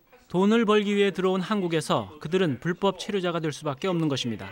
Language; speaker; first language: Korean; native; Korean